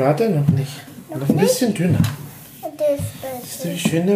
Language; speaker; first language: German; native; German